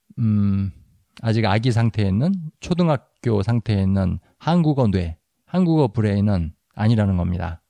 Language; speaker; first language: Korean; native; Korean